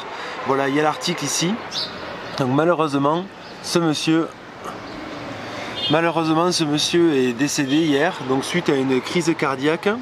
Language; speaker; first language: French; native; French